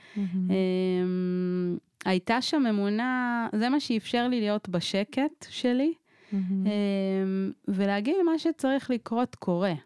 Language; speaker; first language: Hebrew; native; Hebrew